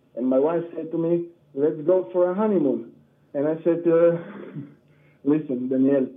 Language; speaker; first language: English; non-native, learner; Hebrew